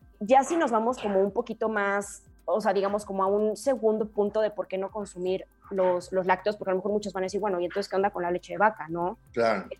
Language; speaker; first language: Spanish; native; Spanish